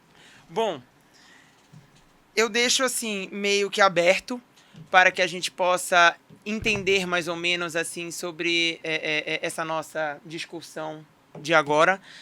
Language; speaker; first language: Portuguese; native; Portuguese